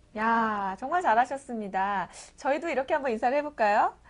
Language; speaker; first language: Korean; native; Korean